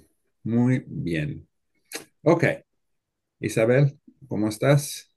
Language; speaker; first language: Spanish; non-native, learner; English